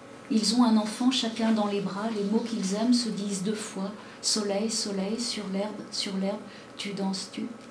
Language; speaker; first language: French; native; French